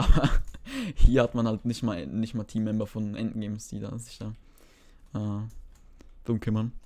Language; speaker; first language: German; native; German